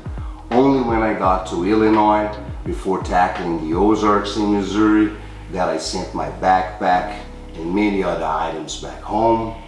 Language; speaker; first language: English; non-native, fluent; Portuguese